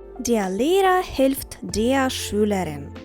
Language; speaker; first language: German; non-native, fluent; Ukrainian